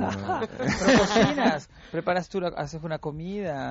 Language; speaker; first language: Spanish; native; Spanish